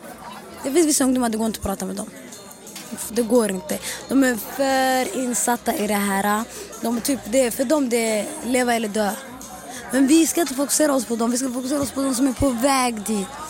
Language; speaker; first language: Swedish; early bilingual, other home language; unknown